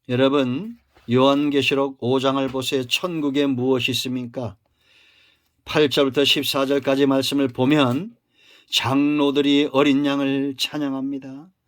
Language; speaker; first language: Korean; native; Korean